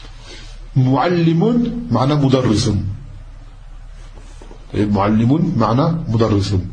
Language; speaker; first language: Arabic; non-native, fluent; French